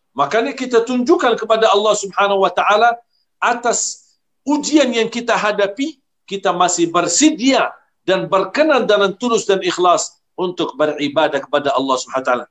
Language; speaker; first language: Malay; non-native, fluent; Arabic